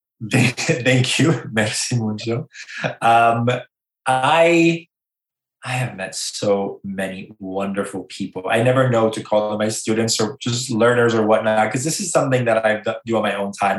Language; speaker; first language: English; native; English